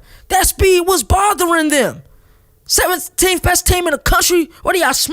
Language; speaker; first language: English; native; English